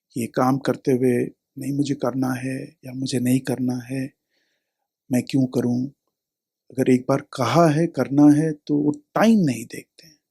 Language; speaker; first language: Hindi; non-native, local second language; Tamil